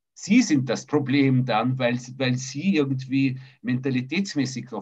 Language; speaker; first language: German; early bilingual, other home language; Russian